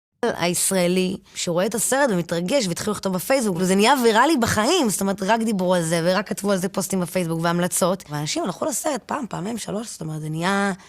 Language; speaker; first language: Hebrew; native; Hebrew